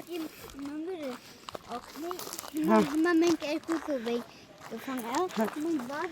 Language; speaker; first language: Armenian; early bilingual, heritage; Armenian